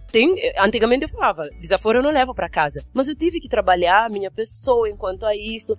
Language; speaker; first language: Portuguese; non-native, fluent; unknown